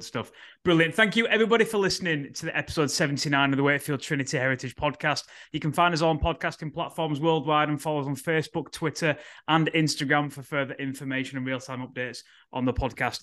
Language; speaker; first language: English; native; English